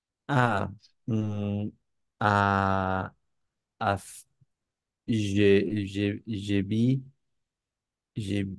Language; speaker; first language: French; non-native, learner; English